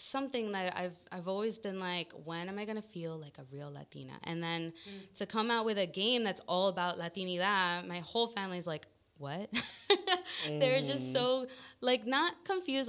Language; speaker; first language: English; early bilingual, other home language; Spanish